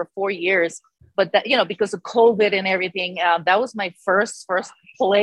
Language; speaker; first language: English; non-native, fluent; Spanish